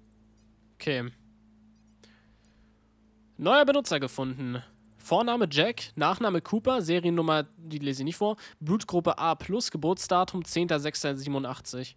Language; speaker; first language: German; native; German